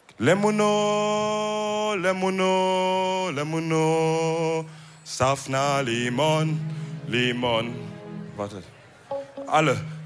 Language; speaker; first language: German; early bilingual, other home language; Wolof